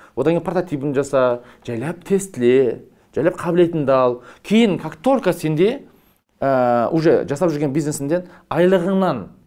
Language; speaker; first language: Kazakh; native; Kazakh